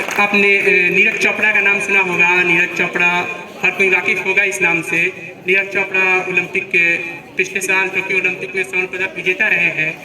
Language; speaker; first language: Hindi; native; Hindi